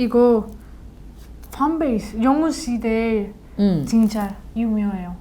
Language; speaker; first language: Korean; non-native, learner; Spanish